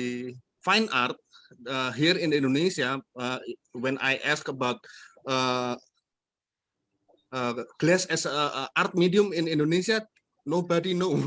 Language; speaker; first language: English; non-native, fluent; Indonesian